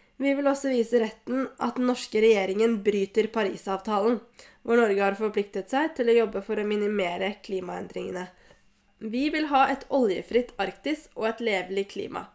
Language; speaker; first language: Norwegian; native; Norwegian